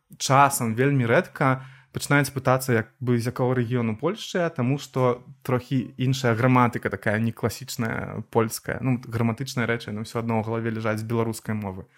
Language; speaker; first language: Belarusian; non-native, local second language; Russian